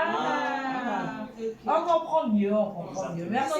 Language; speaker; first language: French; non-native, local second language; Baoulé